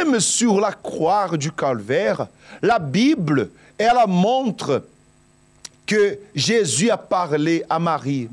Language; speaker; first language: French; non-native, fluent; Portuguese